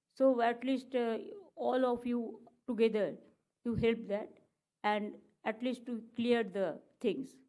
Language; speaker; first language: English; non-native, local second language; Bangla